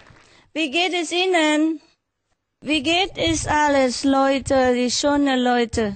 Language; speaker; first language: German; non-native, learner; Vietnamese